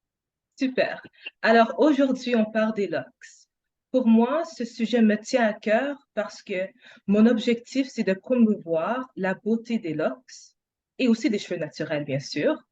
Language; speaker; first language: French; non-native, fluent; English